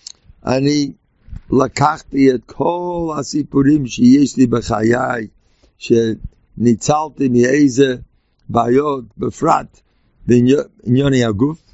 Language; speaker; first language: Hebrew; non-native, fluent; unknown